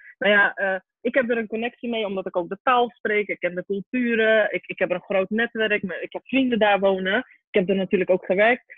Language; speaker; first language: Dutch; early bilingual, other home language; Persian